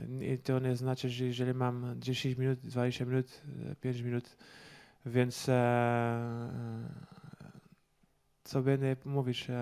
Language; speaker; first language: Polish; non-native, learner; Portuguese